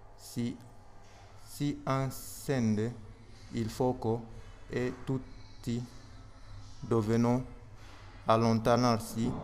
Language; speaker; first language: Italian; non-native, learner; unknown